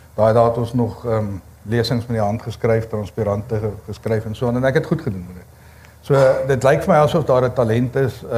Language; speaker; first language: Afrikaans; native; Afrikaans